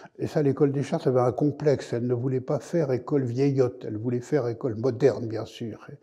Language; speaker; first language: French; native; French